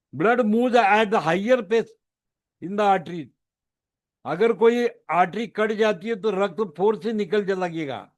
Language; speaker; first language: Hindi; non-native, local second language; Marathi